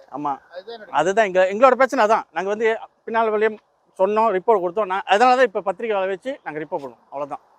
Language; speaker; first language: Tamil; early bilingual, heritage; Tamil